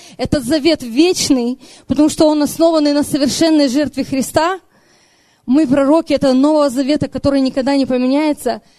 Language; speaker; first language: Russian; early bilingual, heritage; Russian